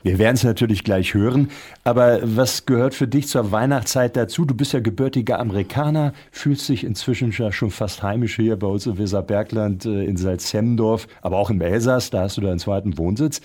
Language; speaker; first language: German; native; German